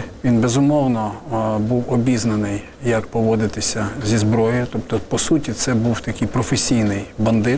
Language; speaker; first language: Ukrainian; native; Ukrainian